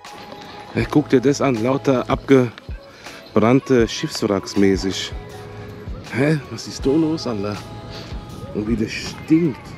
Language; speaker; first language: German; native; German